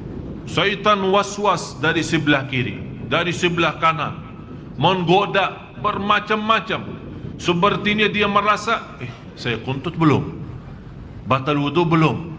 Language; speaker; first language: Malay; non-native, fluent; Arabic